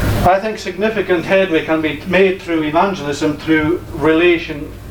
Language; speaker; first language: English; native; English